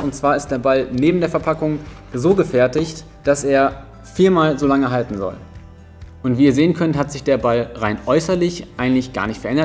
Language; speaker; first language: German; native; German